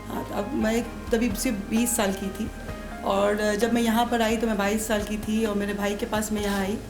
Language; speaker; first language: Urdu; native; Urdu